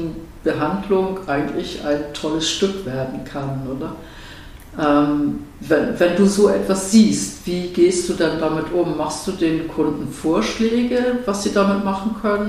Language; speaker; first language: German; native; German